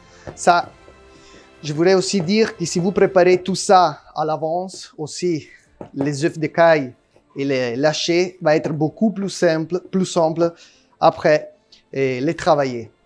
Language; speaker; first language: French; non-native, learner; Italian